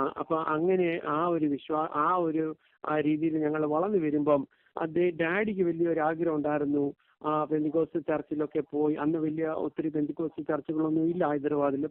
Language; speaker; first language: Malayalam; early bilingual, heritage; Malayalam